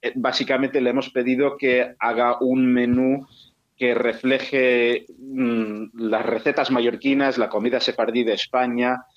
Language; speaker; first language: Spanish; native; Spanish